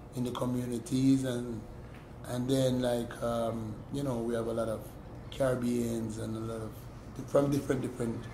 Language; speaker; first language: English; native; English